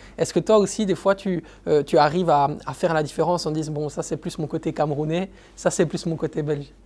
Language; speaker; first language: French; native; French